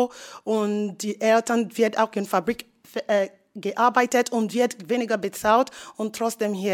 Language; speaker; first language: German; non-native, learner; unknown